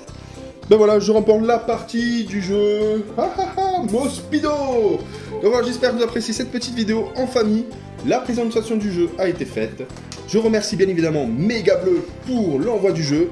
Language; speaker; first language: French; native; French